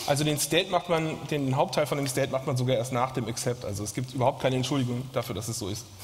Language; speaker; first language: German; native; German